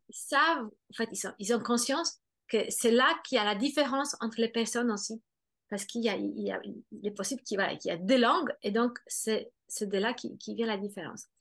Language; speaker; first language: French; non-native, fluent; Polish